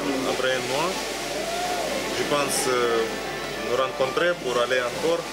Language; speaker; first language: French; non-native, learner; Russian